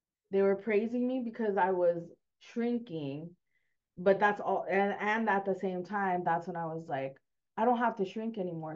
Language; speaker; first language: English; early bilingual, other home language; Spanish